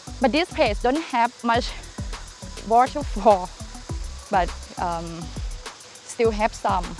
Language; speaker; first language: English; non-native, learner; Thai